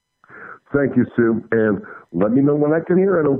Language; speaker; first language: English; native; English